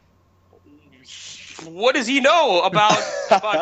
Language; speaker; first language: English; native; English